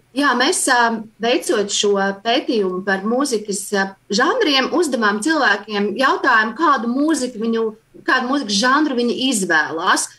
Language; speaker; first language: Latvian; native; Latvian